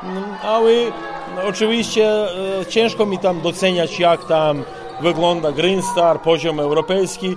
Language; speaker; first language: Polish; non-native, learner; Serbian